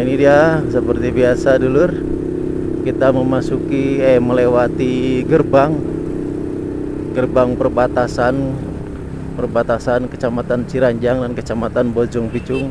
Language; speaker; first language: Indonesian; non-native, local second language; Sundanese